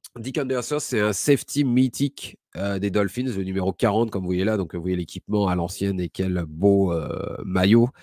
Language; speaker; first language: French; native; French